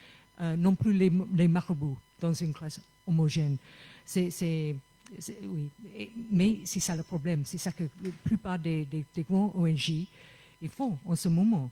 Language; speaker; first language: French; non-native, fluent; English